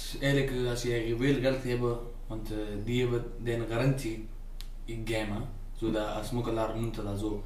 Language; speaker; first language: Dutch; non-native, learner; Pashto